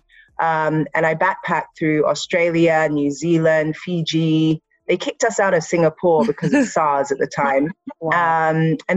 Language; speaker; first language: English; native; English